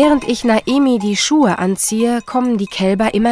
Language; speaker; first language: German; native; German